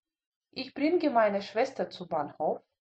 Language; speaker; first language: German; non-native, fluent; Russian